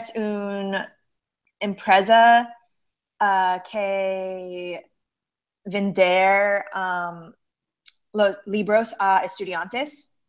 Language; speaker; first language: Spanish; non-native, learner; English